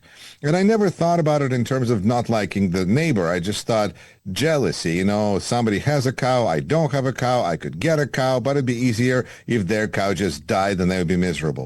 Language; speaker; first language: English; non-native, fluent; Russian